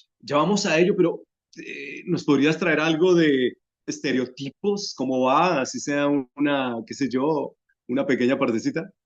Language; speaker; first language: Spanish; native; Spanish